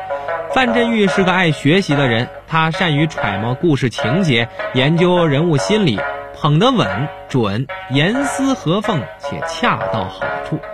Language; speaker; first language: Chinese; native; Chinese